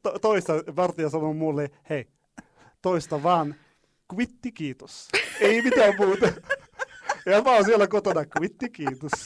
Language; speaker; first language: Finnish; non-native, fluent; Arabic